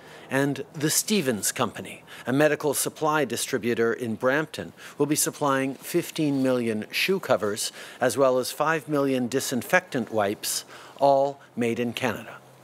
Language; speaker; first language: English; early bilingual, other home language; French